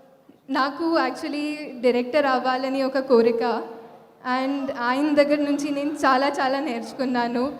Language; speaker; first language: Telugu; non-native, fluent; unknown